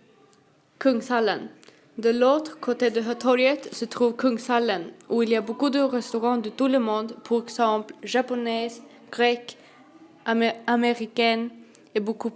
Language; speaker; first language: French; non-native, learner; Swedish